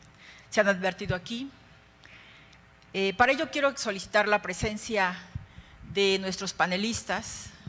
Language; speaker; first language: Spanish; native; Spanish